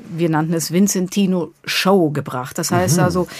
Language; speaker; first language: German; native; German